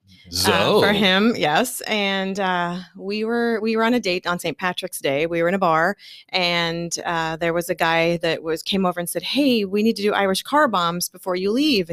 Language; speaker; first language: English; native; English